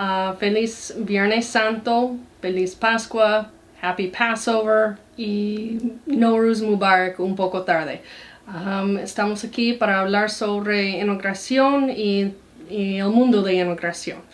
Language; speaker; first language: Spanish; non-native, fluent; English